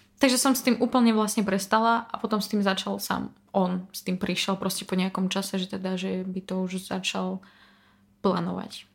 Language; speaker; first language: Slovak; non-native, fluent; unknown